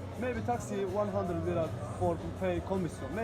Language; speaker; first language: English; non-native, learner; Turkish